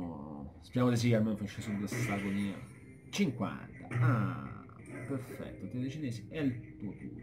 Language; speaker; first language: Italian; native; Italian